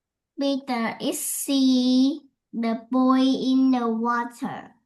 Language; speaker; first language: English; non-native, learner; Vietnamese